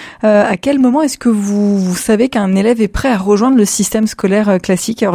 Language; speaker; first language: French; native; French